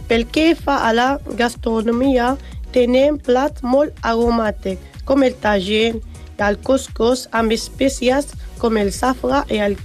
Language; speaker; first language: Catalan; non-native, learner; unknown